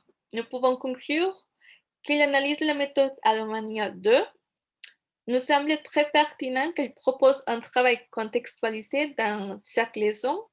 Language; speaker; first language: French; non-native, fluent; Spanish